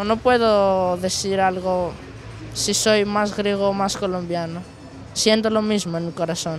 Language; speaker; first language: Spanish; early bilingual, heritage; Greek